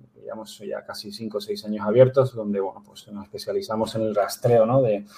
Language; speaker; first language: Spanish; native; Spanish